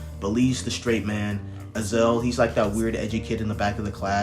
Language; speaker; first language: English; native; English